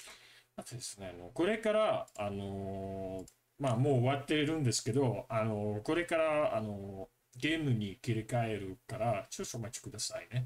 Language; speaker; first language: Japanese; non-native, fluent; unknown